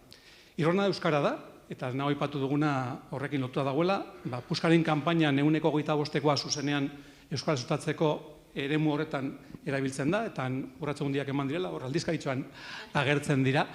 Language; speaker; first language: Basque; native; Basque